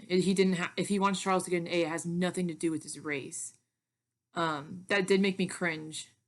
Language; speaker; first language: English; native; English